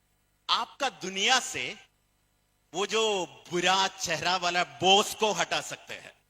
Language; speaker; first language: Hindi; non-native, fluent; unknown